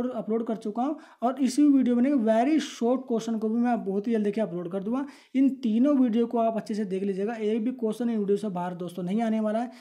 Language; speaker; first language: Hindi; native; Hindi